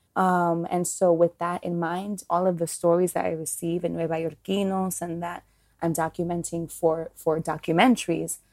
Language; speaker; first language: English; native; English